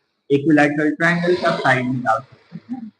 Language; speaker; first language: Hindi; native; Hindi